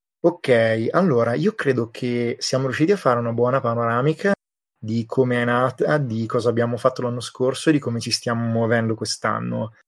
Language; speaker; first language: Italian; native; Italian